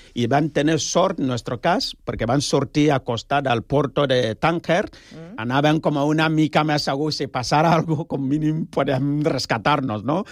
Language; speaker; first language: Catalan; non-native, learner; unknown